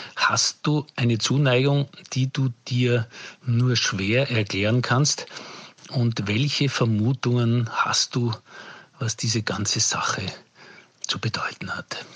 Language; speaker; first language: German; native; German